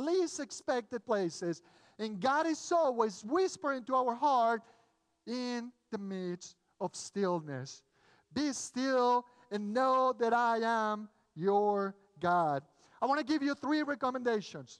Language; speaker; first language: English; non-native, fluent; Spanish